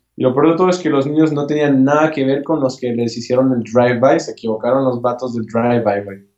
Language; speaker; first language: Spanish; non-native, fluent; French